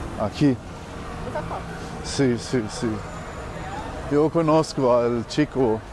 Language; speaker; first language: Spanish; non-native, learner; German